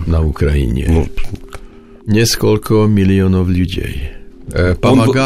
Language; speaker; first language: Russian; non-native, learner; Hungarian